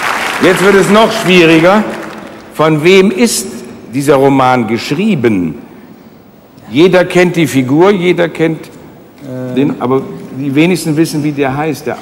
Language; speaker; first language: German; native; German